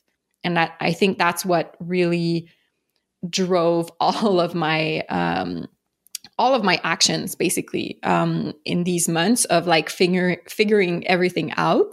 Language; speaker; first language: English; non-native, fluent; French